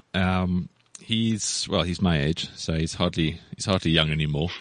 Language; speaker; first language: English; native; English